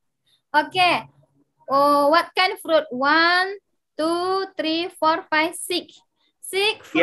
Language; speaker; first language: English; non-native, learner; Indonesian